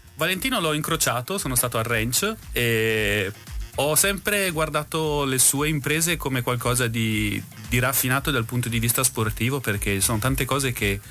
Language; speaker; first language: Italian; native; Italian